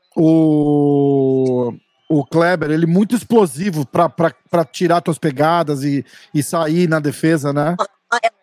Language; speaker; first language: Portuguese; native; Portuguese